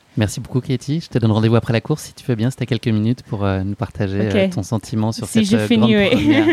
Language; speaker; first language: French; native; French